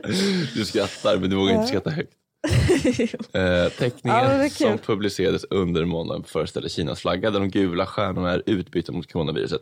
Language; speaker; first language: Swedish; native; Swedish